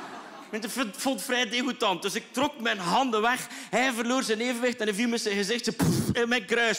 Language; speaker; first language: Dutch; native; Dutch